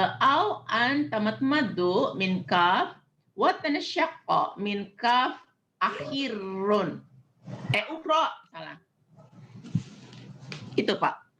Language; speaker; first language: Arabic; non-native, learner; Indonesian